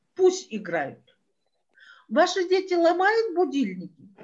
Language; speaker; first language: Russian; non-native, local second language; Kyrgyz